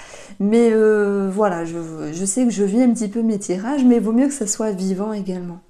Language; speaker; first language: French; native; French